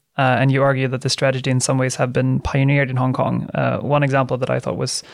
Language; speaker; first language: English; non-native, fluent; Swedish